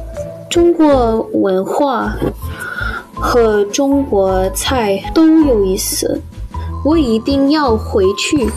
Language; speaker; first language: Chinese; non-native, learner; English